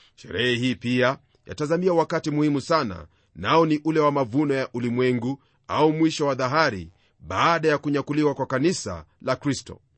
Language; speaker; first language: Swahili; non-native, local second language; Luyia